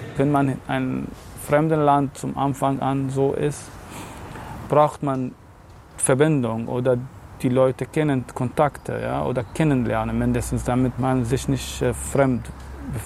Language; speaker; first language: German; non-native, fluent; Arabic